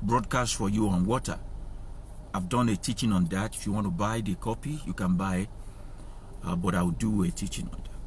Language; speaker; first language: English; non-native, local second language; Yoruba